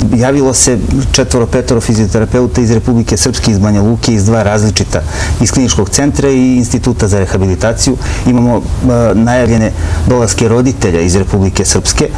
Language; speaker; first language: Serbian; native; Serbian